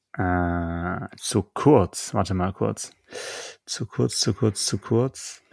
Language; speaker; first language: German; native; German